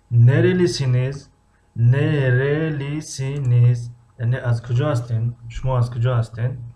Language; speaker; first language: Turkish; non-native, fluent; Tajik